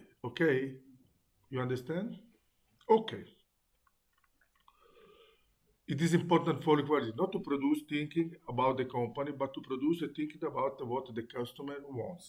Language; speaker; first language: English; non-native, learner; Italian